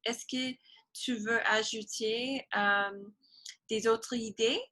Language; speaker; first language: French; non-native, learner; English